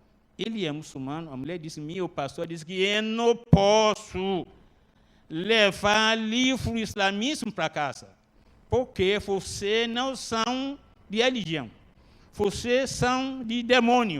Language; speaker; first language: Portuguese; non-native, learner; Arabic